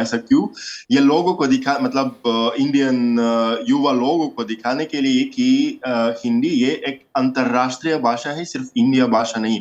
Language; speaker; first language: Hindi; non-native, fluent; Russian